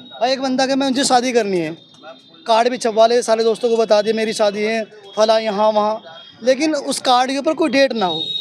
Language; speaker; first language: Hindi; native; Hindi